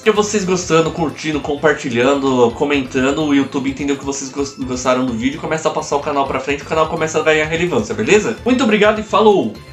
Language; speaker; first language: Portuguese; native; Portuguese